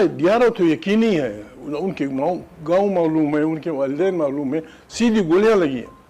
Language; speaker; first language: Urdu; non-native, local second language; Pashto